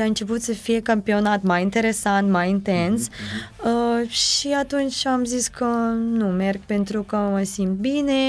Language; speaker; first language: Romanian; non-native, fluent; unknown